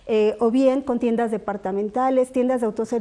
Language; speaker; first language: Spanish; native; Spanish